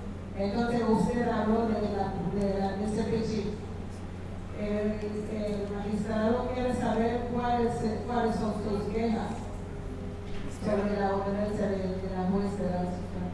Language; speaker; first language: Spanish; non-native, fluent; Haitian Creole